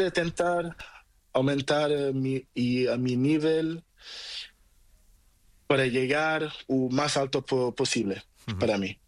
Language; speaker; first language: Spanish; non-native, learner; Portuguese